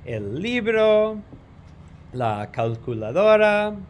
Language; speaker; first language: Spanish; non-native, fluent; English